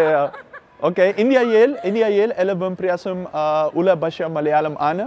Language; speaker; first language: Malayalam; non-native, learner; Dutch